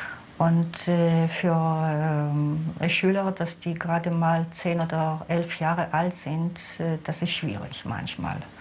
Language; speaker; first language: German; non-native, fluent; Hebrew